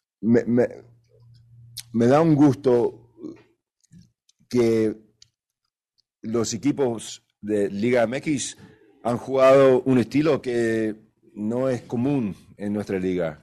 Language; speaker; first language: Spanish; early bilingual, other home language; English